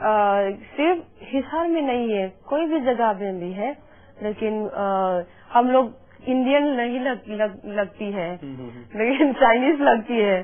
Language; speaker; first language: Hindi; non-native, local second language; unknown